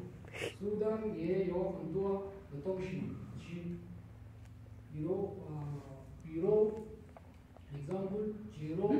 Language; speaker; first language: Chinese; non-native, learner; Arabic